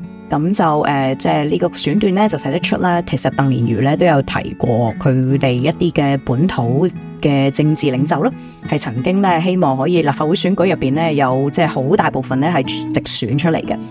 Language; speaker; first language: Cantonese; native; Cantonese